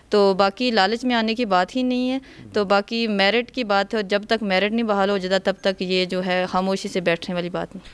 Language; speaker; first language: Urdu; non-native, local second language; Punjabi